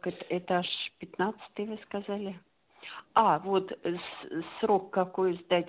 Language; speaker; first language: Russian; native; Russian